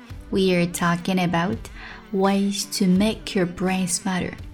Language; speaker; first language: English; non-native, fluent; Chinese